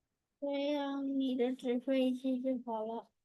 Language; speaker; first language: Chinese; early bilingual, heritage; Chinese